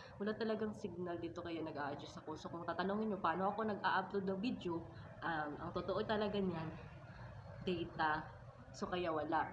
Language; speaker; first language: Filipino; non-native, local second language; Cebuano